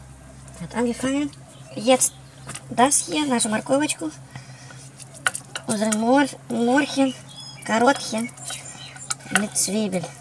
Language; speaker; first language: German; non-native, learner; Russian